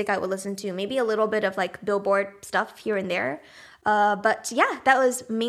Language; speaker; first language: English; native; English